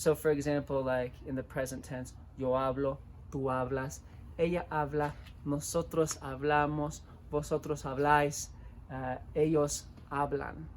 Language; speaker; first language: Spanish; non-native, fluent; English